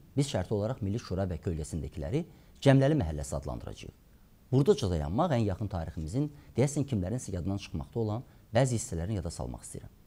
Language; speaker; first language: Azerbaijani; native; Azerbaijani